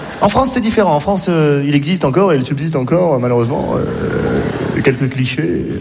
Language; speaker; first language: French; native; French